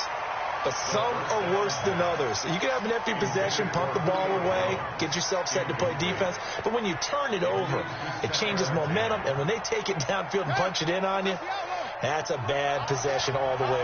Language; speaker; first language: English; native; English